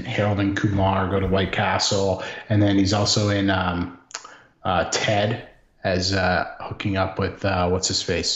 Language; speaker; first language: English; native; English